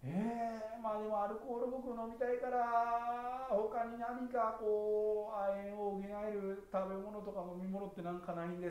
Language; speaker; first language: Japanese; native; Japanese